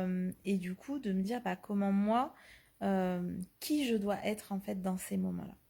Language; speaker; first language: French; native; French